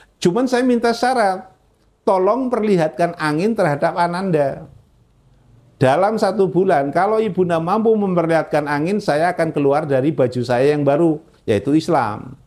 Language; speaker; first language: Indonesian; non-native, local second language; Javanese